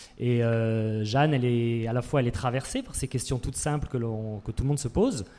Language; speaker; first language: French; native; French